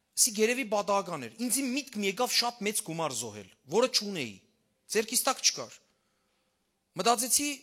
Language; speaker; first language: Armenian; early bilingual, heritage; Armenian